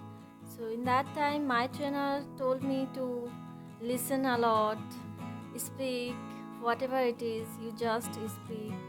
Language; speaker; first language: English; non-native, learner; Bangla